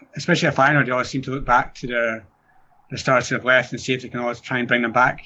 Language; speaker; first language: English; native; English